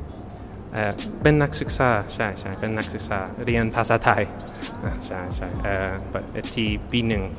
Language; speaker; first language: Thai; non-native, learner; English